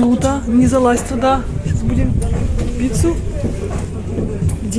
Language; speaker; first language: Russian; native; Russian